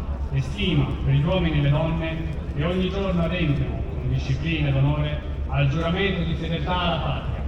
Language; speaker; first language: Italian; native; Italian